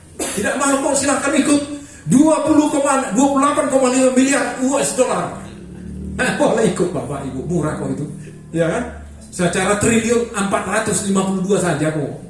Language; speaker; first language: Indonesian; non-native, local second language; Batak Toba